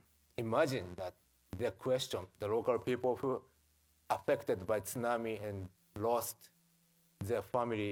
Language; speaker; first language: English; non-native, fluent; Japanese